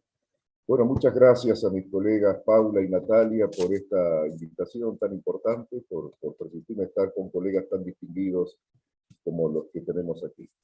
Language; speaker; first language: Spanish; native; Spanish